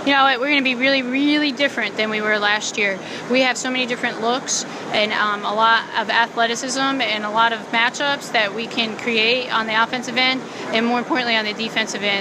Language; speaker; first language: English; native; English